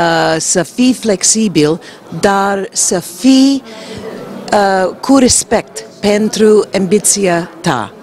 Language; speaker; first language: Romanian; non-native, learner; English